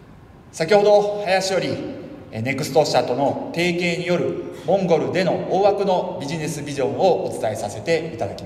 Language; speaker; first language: Japanese; native; Japanese